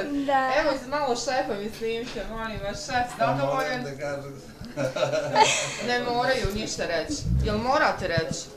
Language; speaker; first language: Croatian; native; Croatian